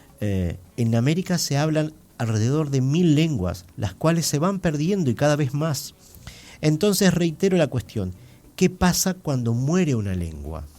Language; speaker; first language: Spanish; native; Spanish